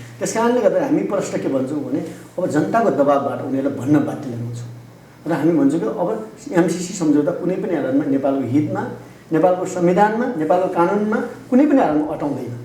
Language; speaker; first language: Nepali; native; Nepali